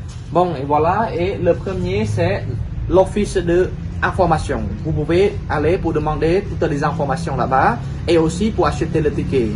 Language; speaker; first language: French; non-native, fluent; Khmer